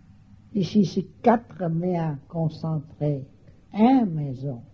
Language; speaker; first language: French; non-native, learner; Vietnamese